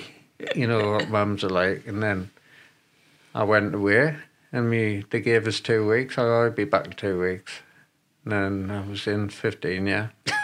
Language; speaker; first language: English; native; English